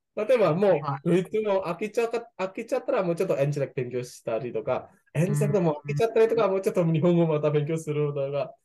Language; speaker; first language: Japanese; non-native, learner; Indonesian